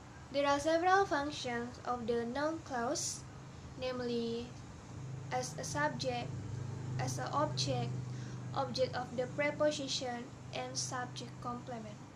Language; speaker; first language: English; non-native, learner; Indonesian